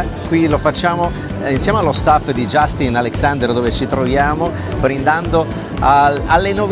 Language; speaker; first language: Italian; native; Italian